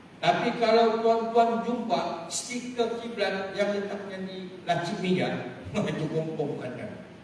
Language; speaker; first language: Malay; native; Malay